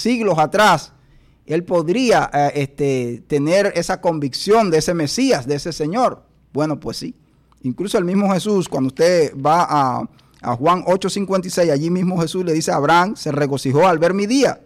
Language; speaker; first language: Spanish; native; Spanish